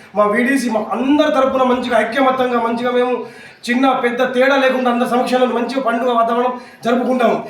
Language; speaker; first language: Telugu; non-native, local second language; Lambadi